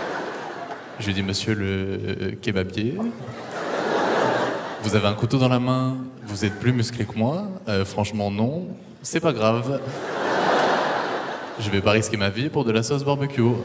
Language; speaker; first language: French; native; French